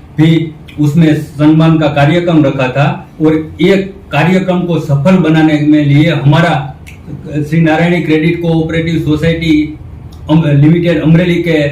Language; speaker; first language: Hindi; non-native, local second language; Gujarati